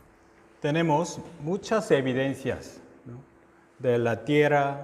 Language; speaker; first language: Spanish; non-native, fluent; Korean